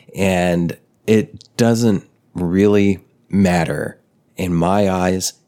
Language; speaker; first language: English; native; English